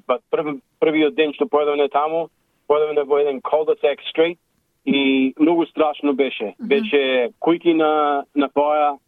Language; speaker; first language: Macedonian; early bilingual, heritage; Macedonian